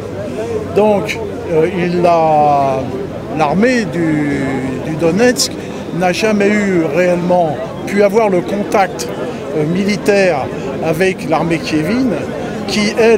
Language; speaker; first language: French; native; French